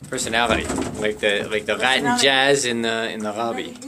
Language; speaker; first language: English; native; English